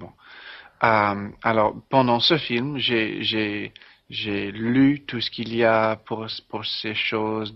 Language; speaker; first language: French; non-native, learner; English